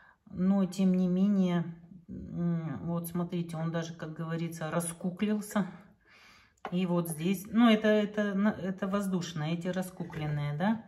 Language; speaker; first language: Russian; native; Russian